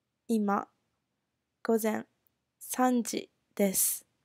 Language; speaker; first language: Japanese; non-native, fluent; English